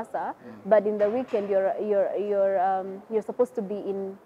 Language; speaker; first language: English; non-native, local second language; Kikuyu